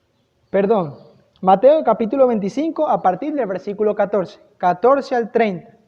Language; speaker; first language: Spanish; native; Spanish